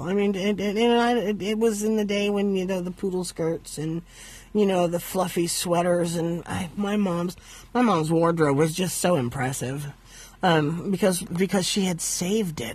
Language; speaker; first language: English; native; English